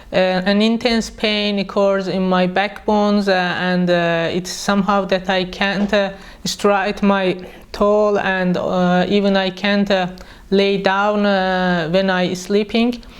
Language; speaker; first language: English; non-native, learner; Persian